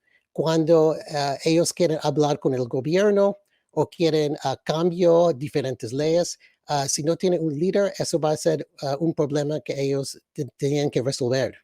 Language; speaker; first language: Spanish; early bilingual, other home language; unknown